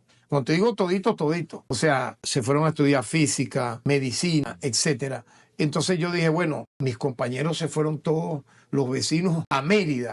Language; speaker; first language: Spanish; native; Spanish